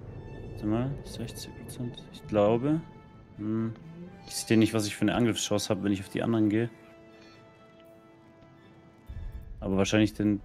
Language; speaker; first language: German; native; German